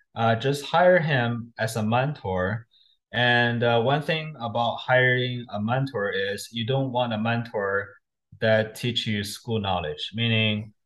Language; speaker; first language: English; non-native, fluent; Chinese